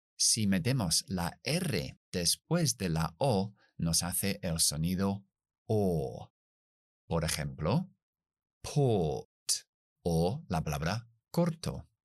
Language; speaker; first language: Spanish; non-native, fluent; English